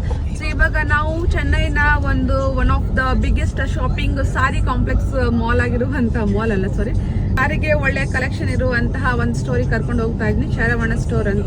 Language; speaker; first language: Kannada; native; Kannada